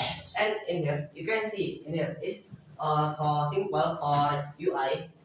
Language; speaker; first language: English; non-native, learner; Indonesian